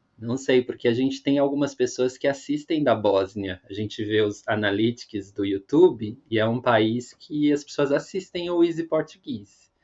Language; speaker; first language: Portuguese; native; Portuguese